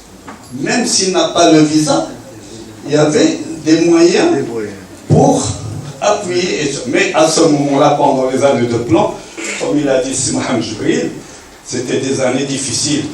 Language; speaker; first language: French; non-native, local second language; Arabic